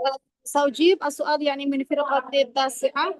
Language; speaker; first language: Arabic; non-native, learner; Indonesian